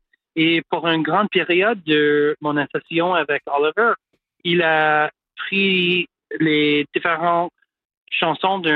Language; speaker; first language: French; non-native, local second language; English